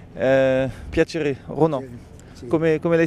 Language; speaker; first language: Italian; non-native, learner; French